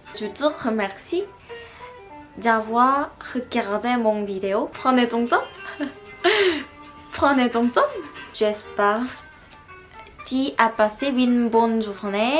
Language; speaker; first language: French; non-native, learner; Korean